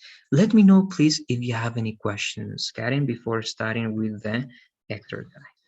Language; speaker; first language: English; non-native, fluent; Spanish